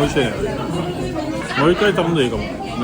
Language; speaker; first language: Japanese; non-native, fluent; French